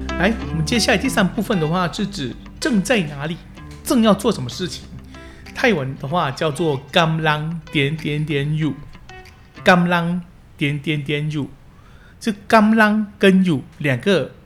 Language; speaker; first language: Chinese; early bilingual, heritage; Chinese